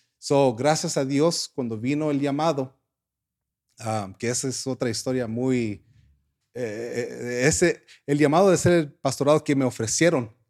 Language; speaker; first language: Spanish; early bilingual, heritage; Spanish